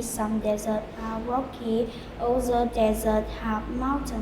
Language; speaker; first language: English; non-native, learner; Vietnamese